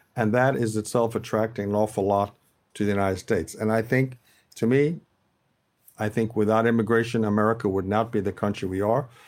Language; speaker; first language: English; native; English